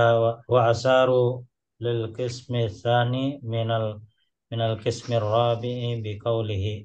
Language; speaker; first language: Arabic; non-native, learner; Indonesian